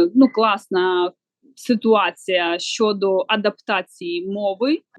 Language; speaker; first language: Ukrainian; non-native, local second language; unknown